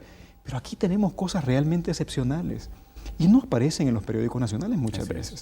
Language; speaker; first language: Spanish; native; Spanish